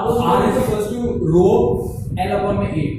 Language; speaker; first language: English; non-native, local second language; Hindi